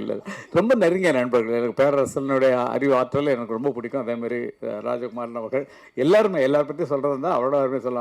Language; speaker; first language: Tamil; native; Tamil